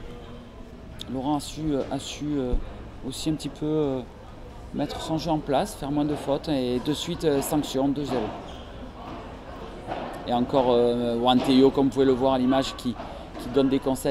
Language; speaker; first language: French; native; French